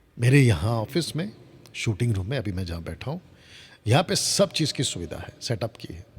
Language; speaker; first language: Hindi; non-native, local second language; Telugu